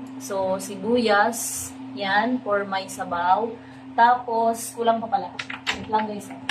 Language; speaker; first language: Filipino; non-native, local second language; Cebuano